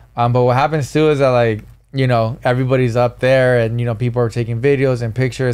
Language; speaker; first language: English; early bilingual, other home language; Spanish